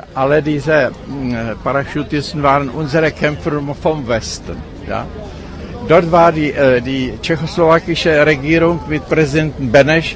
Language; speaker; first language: German; non-native, fluent; Czech